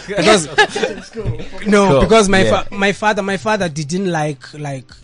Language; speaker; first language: English; non-native, local second language; Xhosa